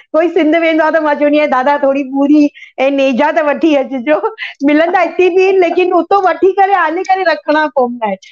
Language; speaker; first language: Sindhi; early bilingual, heritage; Sindhi